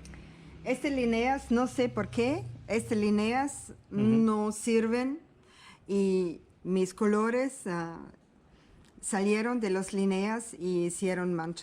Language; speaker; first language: Spanish; non-native, learner; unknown